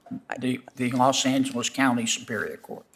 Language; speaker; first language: English; native; English